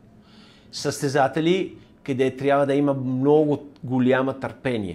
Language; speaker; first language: Bulgarian; non-native, learner; Italian